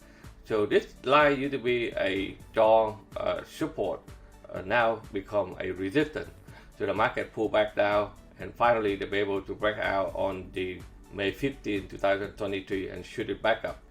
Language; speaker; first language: English; non-native, fluent; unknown